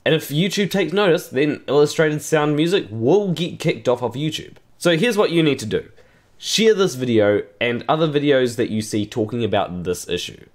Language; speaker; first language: English; native; English